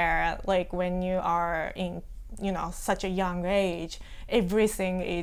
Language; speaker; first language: English; non-native, fluent; Japanese